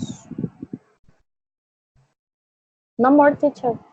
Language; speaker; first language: English; non-native, learner; Spanish